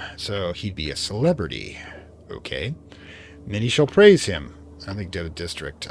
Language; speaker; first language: English; native; English